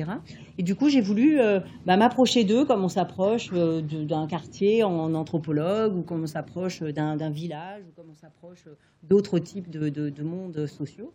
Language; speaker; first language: French; native; French